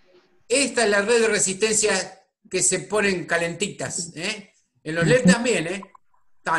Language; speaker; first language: Spanish; native; Spanish